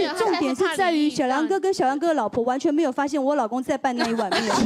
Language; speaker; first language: Chinese; native; Chinese